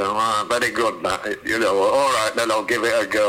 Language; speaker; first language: English; native; English